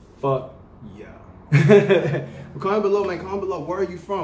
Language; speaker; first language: English; early bilingual, other home language; Spanish